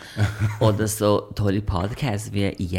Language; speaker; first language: German; non-native, fluent; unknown